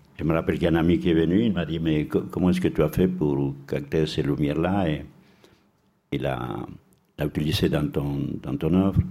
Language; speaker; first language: French; non-native, fluent; Spanish